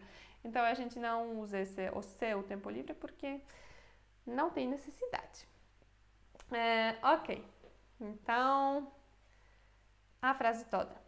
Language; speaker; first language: Portuguese; non-native, fluent; Polish